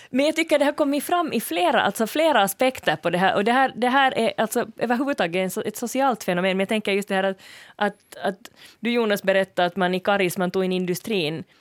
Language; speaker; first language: Swedish; native; Swedish